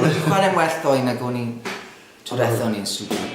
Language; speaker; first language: Welsh; native; Welsh